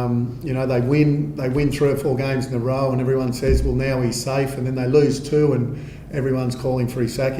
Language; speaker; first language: English; native; English